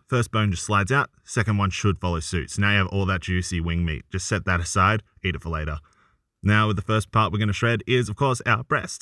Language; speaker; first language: English; native; English